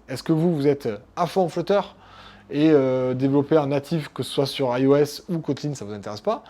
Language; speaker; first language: French; native; French